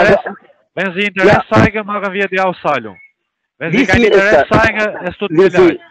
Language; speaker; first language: German; early bilingual, other home language; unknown